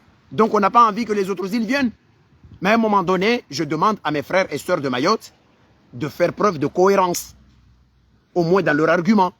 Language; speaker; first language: French; non-native, local second language; Comorian